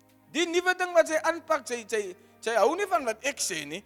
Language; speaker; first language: Afrikaans; early bilingual, heritage; Afrikaans